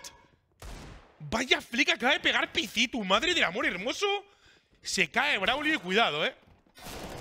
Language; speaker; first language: Spanish; native; Spanish